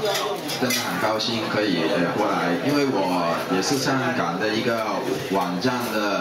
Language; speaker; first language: Chinese; non-native, local second language; Cantonese